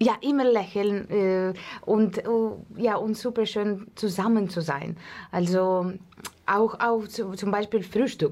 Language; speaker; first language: German; non-native, fluent; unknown